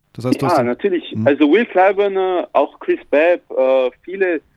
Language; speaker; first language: German; native; German